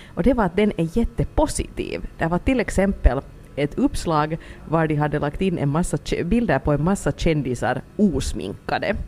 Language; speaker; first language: Swedish; native; Swedish